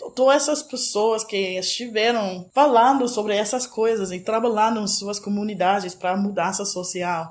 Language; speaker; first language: Portuguese; non-native, fluent; English